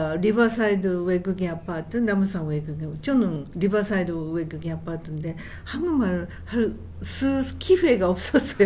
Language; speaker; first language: Korean; non-native, fluent; Japanese